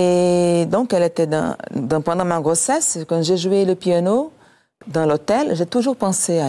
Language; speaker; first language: French; non-native, fluent; Portuguese